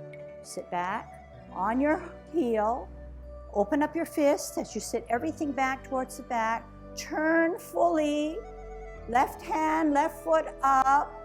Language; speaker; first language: English; native; English